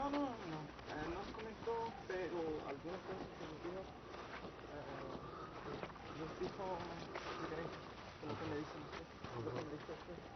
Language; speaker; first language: Spanish; non-native, learner; English